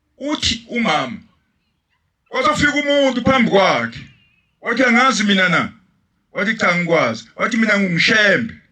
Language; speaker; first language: Zulu; native; Zulu